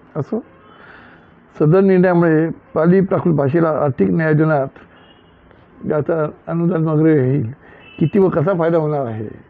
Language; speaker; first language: Marathi; native; Marathi